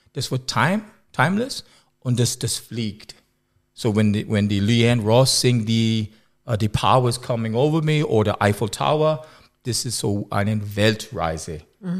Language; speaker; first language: German; non-native, learner; English